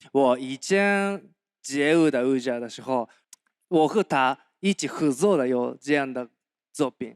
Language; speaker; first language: Chinese; non-native, learner; Japanese